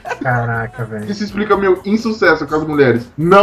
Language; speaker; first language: Portuguese; native; Portuguese